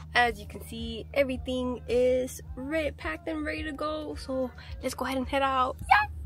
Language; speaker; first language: English; early bilingual, other home language; Spanish